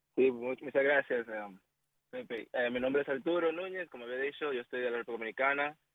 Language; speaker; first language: Spanish; native; Spanish